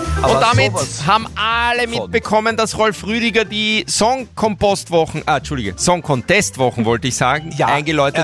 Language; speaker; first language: German; native; German